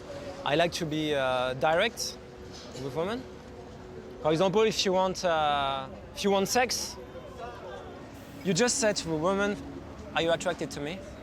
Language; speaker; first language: English; non-native, fluent; French